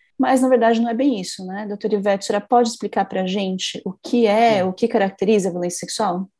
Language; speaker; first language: Portuguese; native; Portuguese